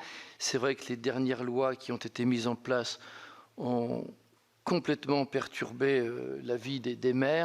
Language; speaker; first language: French; native; French